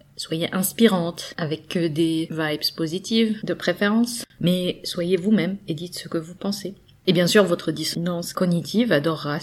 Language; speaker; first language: French; native; French